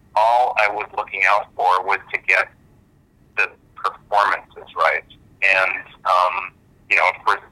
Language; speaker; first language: English; early bilingual, other home language; German